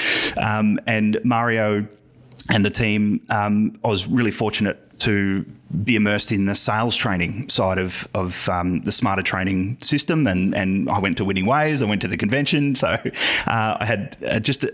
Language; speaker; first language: English; native; English